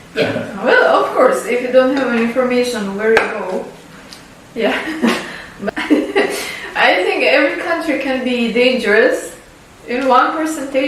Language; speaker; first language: English; non-native, fluent; Albanian